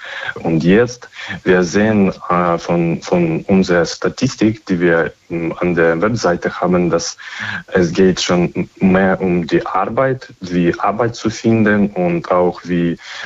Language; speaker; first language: German; non-native, fluent; Ukrainian